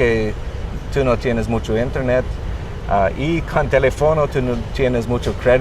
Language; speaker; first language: Spanish; non-native, learner; English